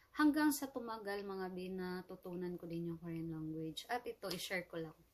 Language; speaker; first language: Filipino; native; Filipino